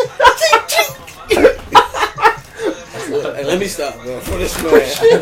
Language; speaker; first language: English; native; English